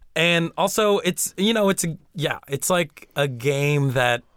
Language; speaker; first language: English; early bilingual, other home language; Spanish